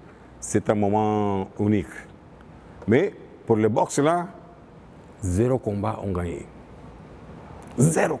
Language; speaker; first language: French; non-native, fluent; Portuguese